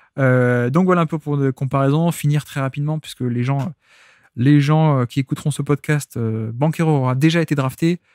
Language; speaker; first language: French; native; French